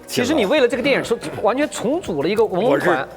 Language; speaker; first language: Chinese; native; Chinese